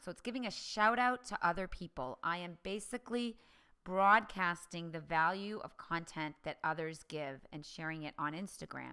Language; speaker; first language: English; native; English